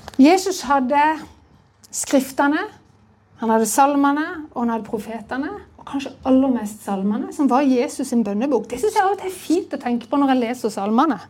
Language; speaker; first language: Norwegian; native; Norwegian